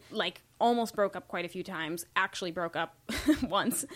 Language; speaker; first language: English; native; English